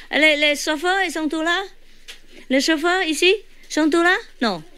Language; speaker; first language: French; non-native, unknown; Vietnamese